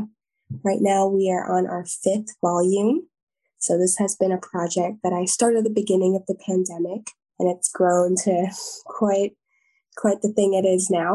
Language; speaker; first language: English; native; English